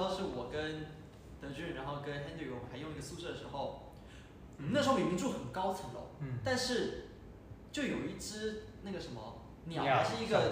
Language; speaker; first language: Chinese; native; Chinese